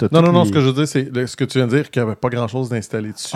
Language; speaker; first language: French; native; French